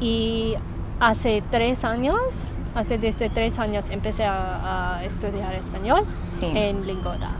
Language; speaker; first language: Spanish; non-native, learner; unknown